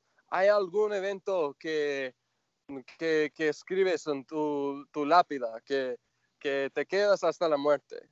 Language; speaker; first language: Spanish; non-native, fluent; English